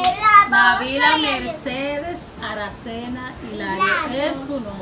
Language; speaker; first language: Spanish; native; Spanish